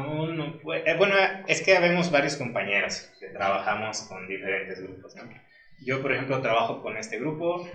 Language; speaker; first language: Spanish; native; Spanish